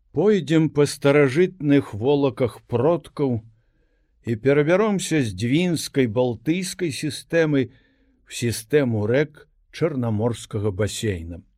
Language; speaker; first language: Belarusian; native; Belarusian